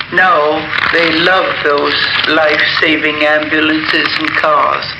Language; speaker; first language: English; native; English